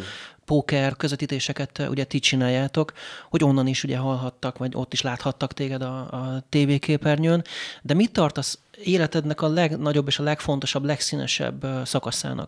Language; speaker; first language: Hungarian; native; Hungarian